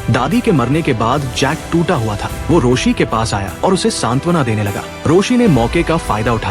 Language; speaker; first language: Hindi; native; Hindi